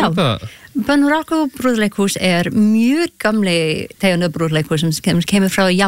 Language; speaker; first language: Icelandic; non-native, learner; English